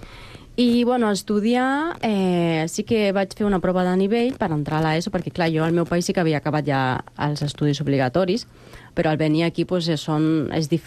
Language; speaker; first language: Catalan; non-native, fluent; Spanish